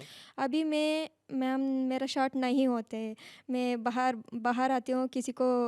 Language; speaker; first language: Hindi; non-native, local second language; Kannada